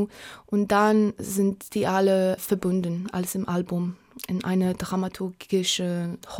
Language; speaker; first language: German; non-native, learner; Polish